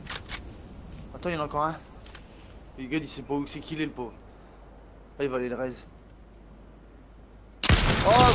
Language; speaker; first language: French; native; French